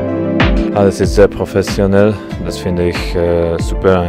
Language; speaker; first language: German; non-native, learner; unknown